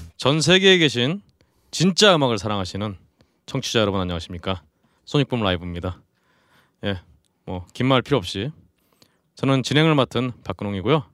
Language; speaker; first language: Korean; native; Korean